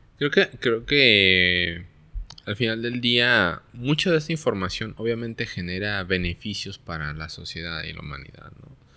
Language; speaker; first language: Spanish; native; Spanish